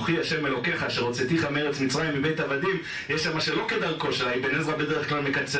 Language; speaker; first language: Hebrew; native; Hebrew